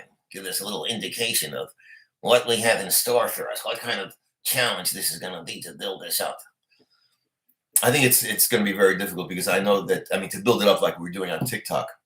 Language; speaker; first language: English; native; English